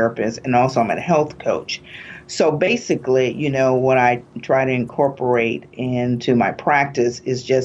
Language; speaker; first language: English; native; English